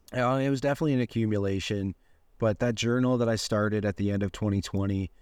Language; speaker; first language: English; native; English